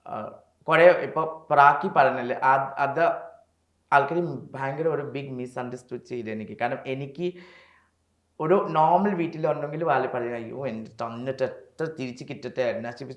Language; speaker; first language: Malayalam; non-native, learner; Assamese